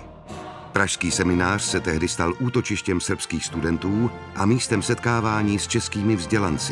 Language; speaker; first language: Czech; native; Czech